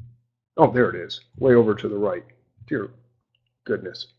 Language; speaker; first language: English; native; English